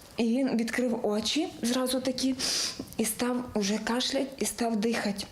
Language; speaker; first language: Ukrainian; native; Ukrainian